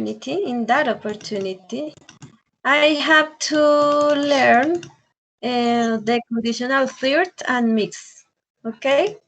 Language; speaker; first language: English; non-native, learner; Spanish